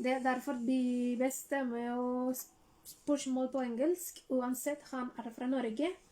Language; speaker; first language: Norwegian; non-native, learner; Spanish